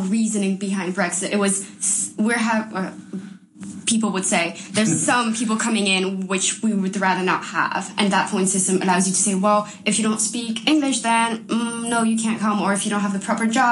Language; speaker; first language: English; non-native, fluent; French